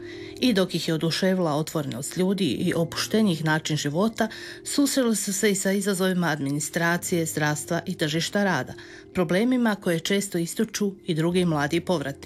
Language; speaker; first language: Serbian; native; Serbian